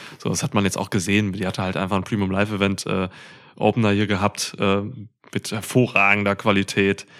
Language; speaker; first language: German; native; German